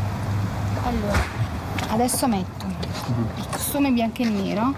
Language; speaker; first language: Italian; native; Italian